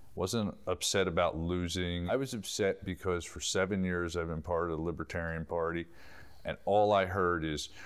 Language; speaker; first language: English; native; English